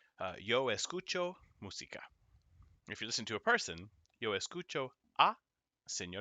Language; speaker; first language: Spanish; non-native, fluent; English